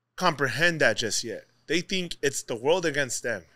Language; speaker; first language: English; native; English